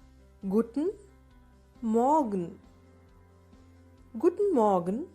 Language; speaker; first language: German; non-native, fluent; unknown